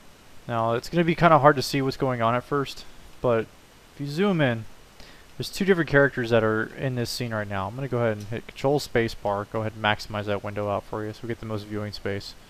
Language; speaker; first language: English; native; English